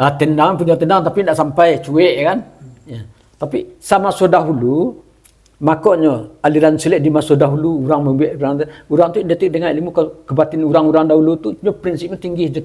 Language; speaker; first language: Malay; non-native, local second language; Minangkabau